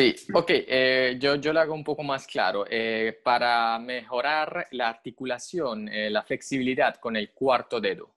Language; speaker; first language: Spanish; native; Spanish